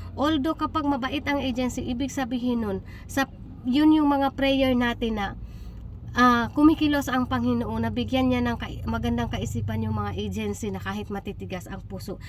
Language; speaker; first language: Filipino; native; Filipino